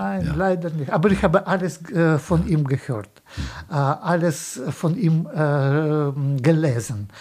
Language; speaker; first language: German; non-native, fluent; Russian